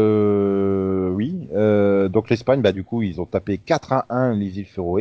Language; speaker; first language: French; native; French